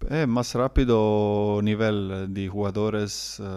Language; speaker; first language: Spanish; non-native, learner; Croatian